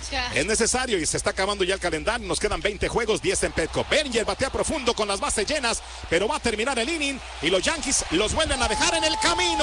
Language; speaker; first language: Spanish; native; Spanish